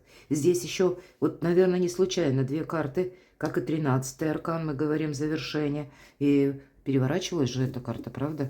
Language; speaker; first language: Russian; native; Russian